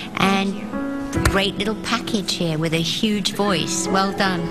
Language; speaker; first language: English; native; English